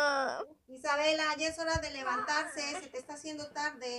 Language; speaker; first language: Spanish; native; Spanish